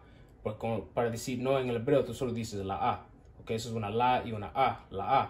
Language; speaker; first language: Spanish; non-native, learner; English